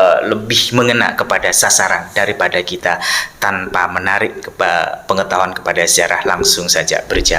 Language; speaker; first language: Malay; non-native, local second language; Madurese